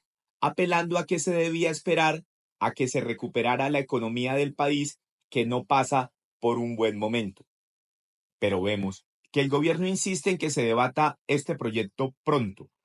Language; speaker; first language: Spanish; native; Spanish